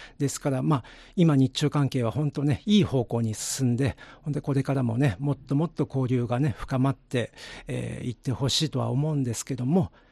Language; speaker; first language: Japanese; native; Japanese